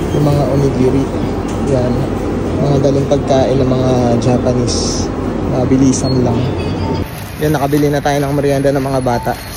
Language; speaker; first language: Filipino; native; Filipino